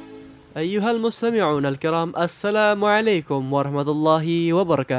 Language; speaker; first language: Arabic; non-native, fluent; Indonesian